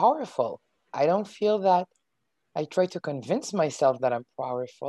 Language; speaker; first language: English; non-native, fluent; Hebrew